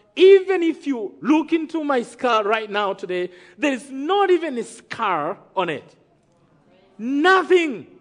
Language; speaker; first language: English; non-native, local second language; Kinyarwanda